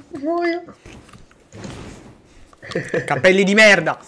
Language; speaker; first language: Italian; native; Italian